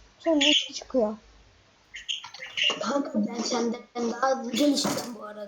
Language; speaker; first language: Turkish; native; Turkish